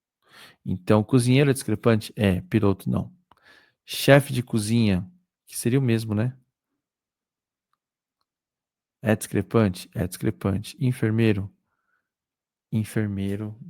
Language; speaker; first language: Portuguese; native; Portuguese